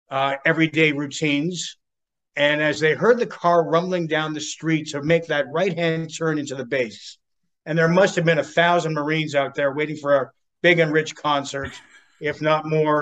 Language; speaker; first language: English; native; English